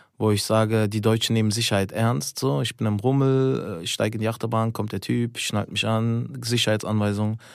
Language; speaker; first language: German; early bilingual, other home language; Turkish